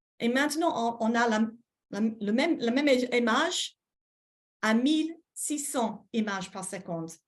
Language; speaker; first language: French; non-native, fluent; English